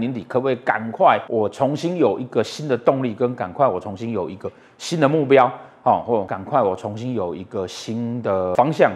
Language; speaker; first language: Chinese; native; Chinese